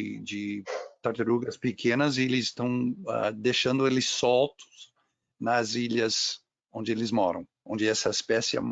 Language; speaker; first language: Portuguese; non-native, fluent; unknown